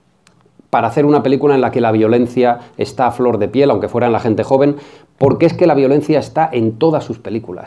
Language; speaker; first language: Spanish; native; Spanish